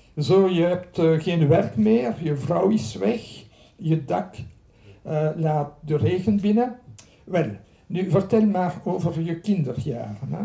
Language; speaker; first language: Dutch; non-native, local second language; French